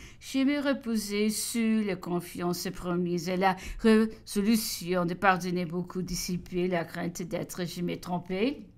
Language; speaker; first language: French; non-native, fluent; English